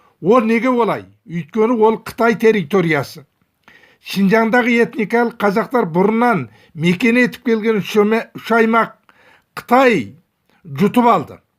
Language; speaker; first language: Kazakh; early bilingual, heritage; Kazakh